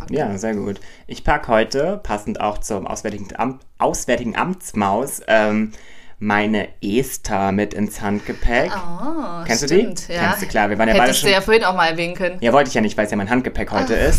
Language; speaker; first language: German; native; German